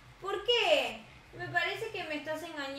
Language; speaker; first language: Spanish; native; Spanish